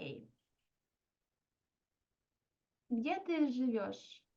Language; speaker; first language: Russian; non-native, fluent; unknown